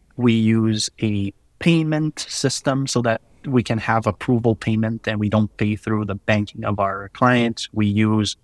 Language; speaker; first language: English; non-native, fluent; French